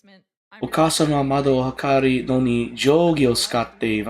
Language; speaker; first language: Japanese; non-native, learner; English